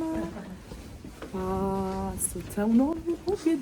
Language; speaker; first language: Croatian; native; Croatian